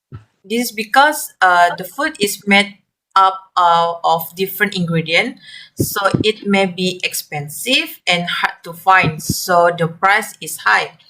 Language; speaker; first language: English; non-native, learner; Malay